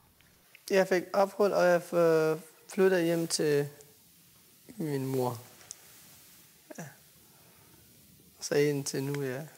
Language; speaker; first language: Danish; non-native, learner; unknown